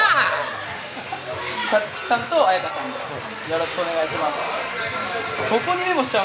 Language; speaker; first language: Japanese; native; Japanese